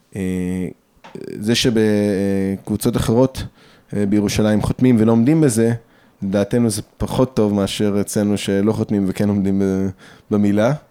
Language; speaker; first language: Hebrew; early bilingual, other home language; English